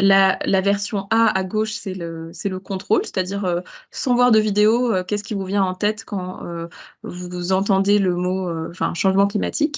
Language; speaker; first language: French; native; French